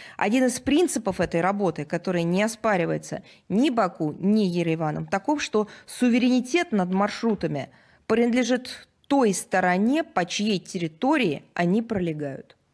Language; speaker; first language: Russian; native; Russian